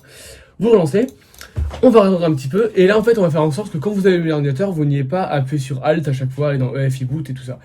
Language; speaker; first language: French; native; French